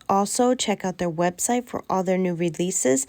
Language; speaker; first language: English; native; English